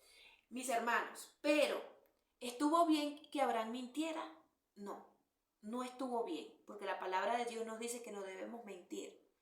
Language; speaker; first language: Spanish; native; Spanish